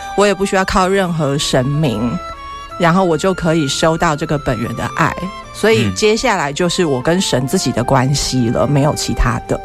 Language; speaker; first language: Chinese; native; Chinese